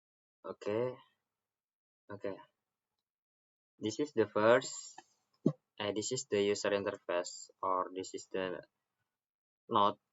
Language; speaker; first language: English; non-native, learner; Indonesian